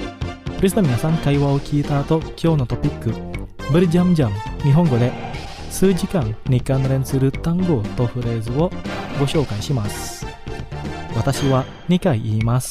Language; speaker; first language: Japanese; non-native, fluent; Indonesian